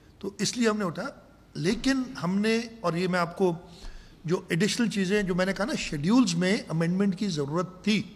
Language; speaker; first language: Urdu; non-native, local second language; Sindhi